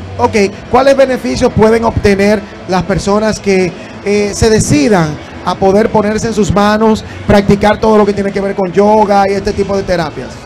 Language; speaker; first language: Spanish; native; Spanish